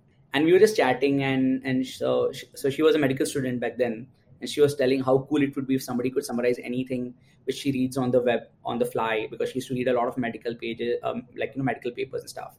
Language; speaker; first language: English; non-native, local second language; Gujarati